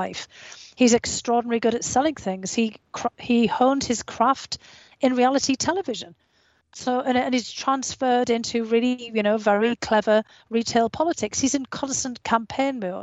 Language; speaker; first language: English; native; English